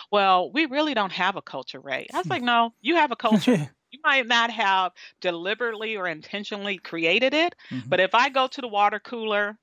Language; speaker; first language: English; native; English